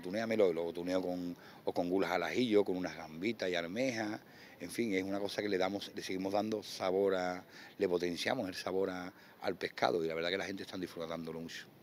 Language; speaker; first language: Spanish; native; Spanish